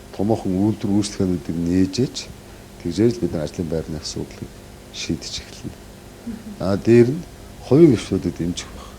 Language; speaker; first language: Mongolian; native; Mongolian